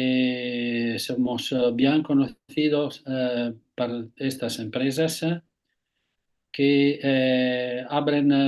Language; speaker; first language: Spanish; non-native, fluent; Italian